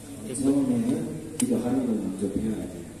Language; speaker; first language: Korean; non-native, learner; Indonesian